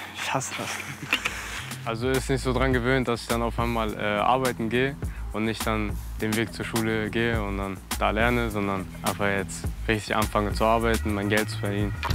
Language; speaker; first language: German; early bilingual, other home language; Russian